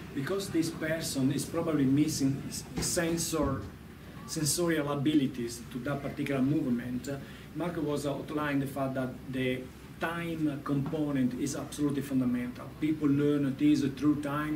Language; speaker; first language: English; non-native, fluent; Italian